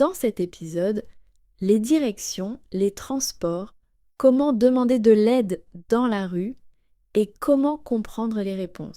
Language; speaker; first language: French; native; French